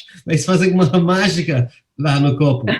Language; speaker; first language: Portuguese; non-native, fluent; English